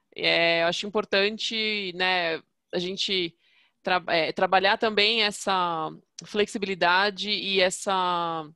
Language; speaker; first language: Portuguese; native; Portuguese